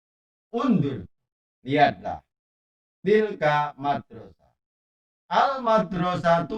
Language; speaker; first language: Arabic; non-native, fluent; Indonesian